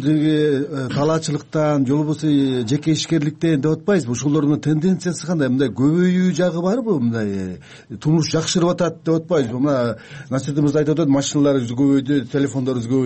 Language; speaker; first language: Kyrgyz; native; Kyrgyz